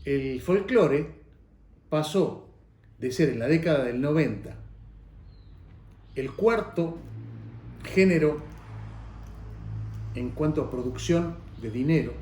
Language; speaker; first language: Spanish; native; Spanish